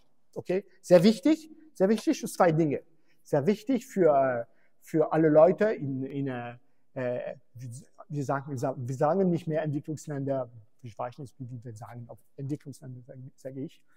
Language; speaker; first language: German; non-native, fluent; French